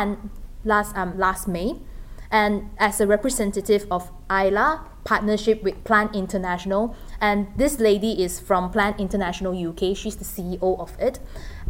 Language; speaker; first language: English; non-native, local second language; Chinese